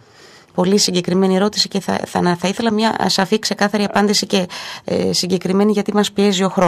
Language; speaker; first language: Greek; native; Greek